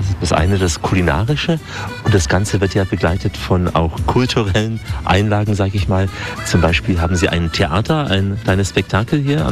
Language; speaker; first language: German; native; German